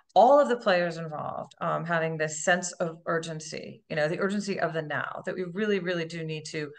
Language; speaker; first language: English; native; English